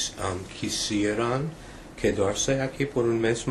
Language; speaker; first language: Spanish; non-native, learner; English